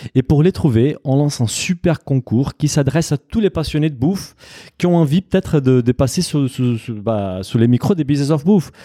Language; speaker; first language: French; non-native, fluent; Portuguese